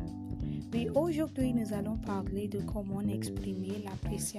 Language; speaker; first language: French; non-native, learner; English